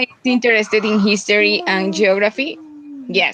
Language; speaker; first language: English; non-native, fluent; Spanish